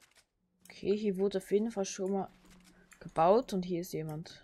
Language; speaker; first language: German; native; German